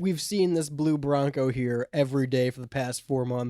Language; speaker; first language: English; native; English